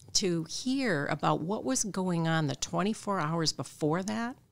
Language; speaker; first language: English; native; English